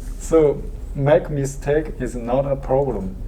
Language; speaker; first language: English; non-native, learner; Chinese